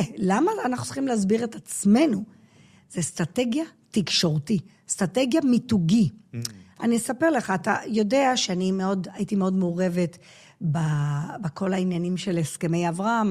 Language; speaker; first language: Hebrew; non-native, fluent; English